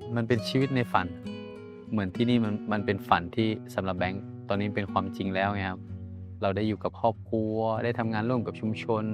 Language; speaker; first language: Thai; native; Thai